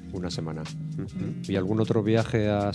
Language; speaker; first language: Spanish; native; Spanish